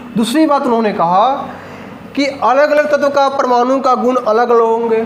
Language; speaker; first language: Hindi; native; Hindi